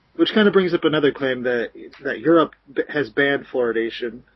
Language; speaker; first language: English; native; English